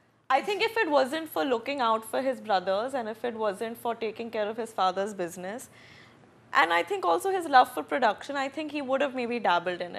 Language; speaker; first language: English; non-native, local second language; Hindi